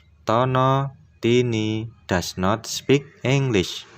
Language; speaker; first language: English; non-native, fluent; Indonesian